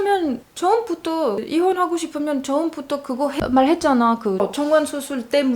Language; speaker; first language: Korean; non-native, fluent; Arabic